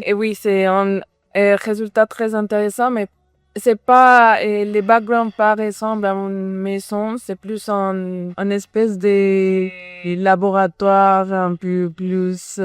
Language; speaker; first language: French; non-native, learner; Spanish